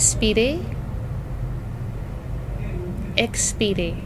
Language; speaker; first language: French; non-native, fluent; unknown